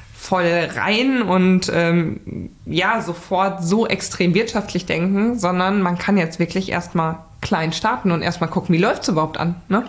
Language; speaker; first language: German; native; German